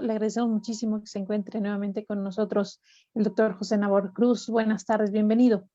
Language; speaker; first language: Spanish; native; Spanish